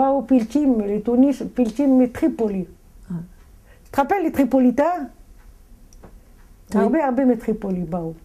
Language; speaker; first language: Hebrew; non-native, fluent; Arabic